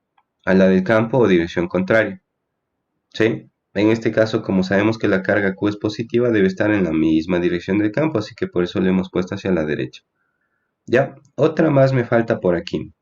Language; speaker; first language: Spanish; native; Spanish